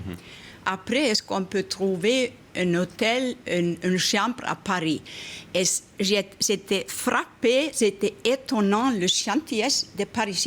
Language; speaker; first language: French; non-native, fluent; Icelandic